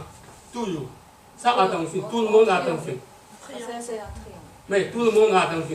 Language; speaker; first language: French; non-native, learner; Chinese